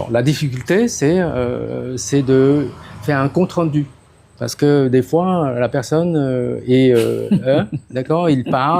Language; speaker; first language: French; non-native, fluent; Khmer